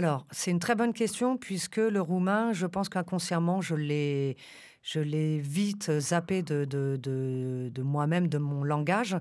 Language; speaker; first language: French; early bilingual, other home language; Romanian